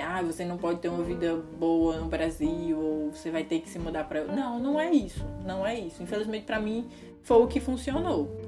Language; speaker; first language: Portuguese; native; Portuguese